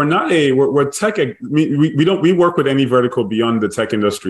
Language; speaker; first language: English; non-native, local second language; Igbo